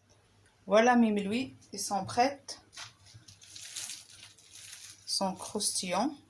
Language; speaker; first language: French; non-native, local second language; Arabic